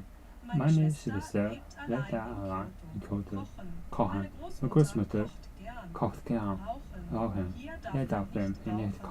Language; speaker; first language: German; non-native, learner; Japanese